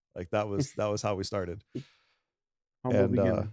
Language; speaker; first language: English; native; English